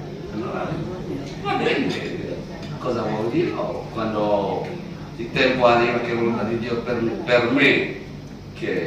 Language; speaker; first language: Italian; non-native, learner; Indonesian